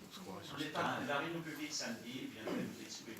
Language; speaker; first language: French; native; French